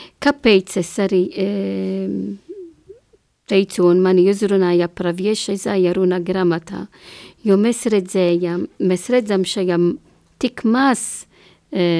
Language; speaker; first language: Latvian; non-native, learner; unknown